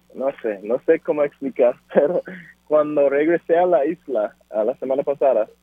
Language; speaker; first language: Spanish; early bilingual, other home language; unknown